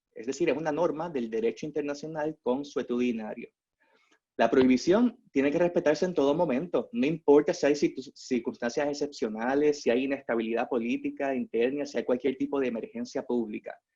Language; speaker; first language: Spanish; native; Spanish